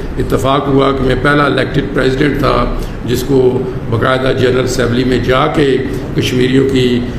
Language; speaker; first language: Urdu; non-native, local second language; Pahari-Potwari